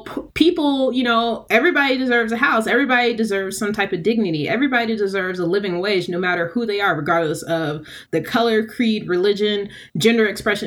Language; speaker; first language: English; native; English